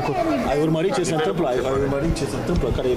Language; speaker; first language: Romanian; native; Romanian